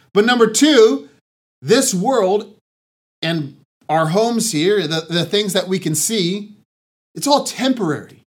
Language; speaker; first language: English; native; English